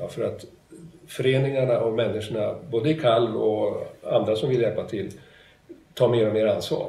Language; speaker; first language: Swedish; native; Swedish